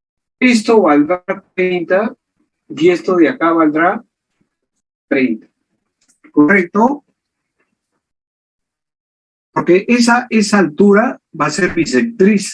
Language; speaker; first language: Spanish; native; Spanish